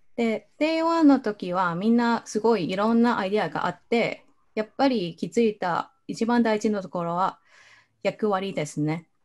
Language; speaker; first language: Japanese; non-native, fluent; Cantonese